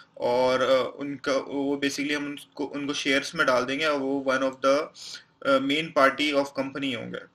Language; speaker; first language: Hindi; non-native, local second language; Punjabi